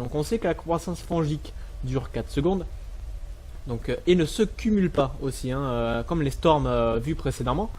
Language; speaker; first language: French; native; French